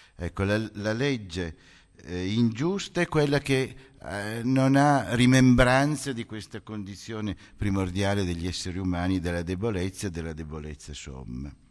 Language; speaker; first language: Italian; native; Italian